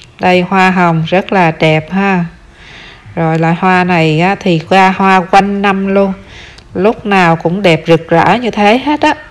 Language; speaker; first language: Vietnamese; native; Vietnamese